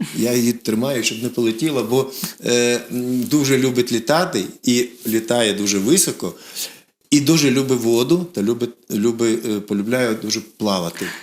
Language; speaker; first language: Ukrainian; non-native, local second language; Russian